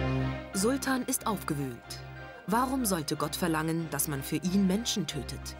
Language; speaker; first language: German; native; German